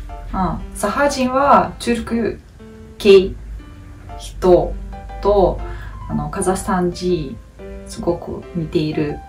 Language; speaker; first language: Japanese; non-native, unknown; Russian